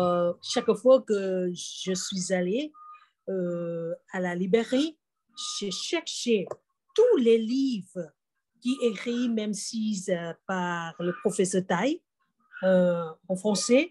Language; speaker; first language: French; non-native, fluent; Thai